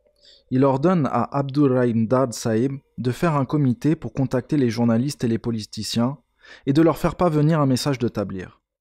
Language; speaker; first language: French; native; French